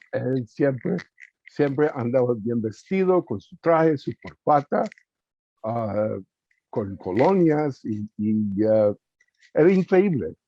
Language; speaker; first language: Spanish; early bilingual, heritage; Spanish